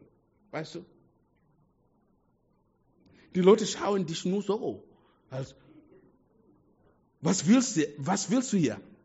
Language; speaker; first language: German; non-native, fluent; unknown